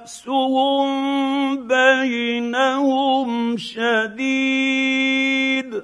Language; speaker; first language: Arabic; native; Arabic